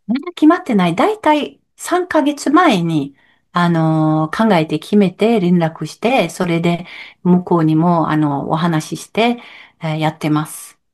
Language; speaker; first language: Japanese; non-native, learner; French